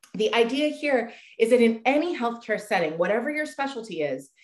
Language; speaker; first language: English; native; English